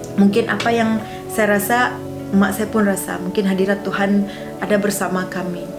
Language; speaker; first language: Malay; non-native, local second language; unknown